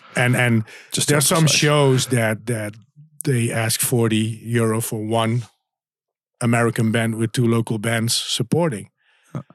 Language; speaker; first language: English; non-native, fluent; Dutch